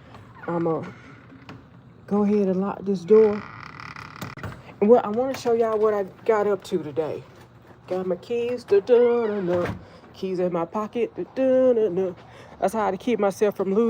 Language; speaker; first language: English; native; English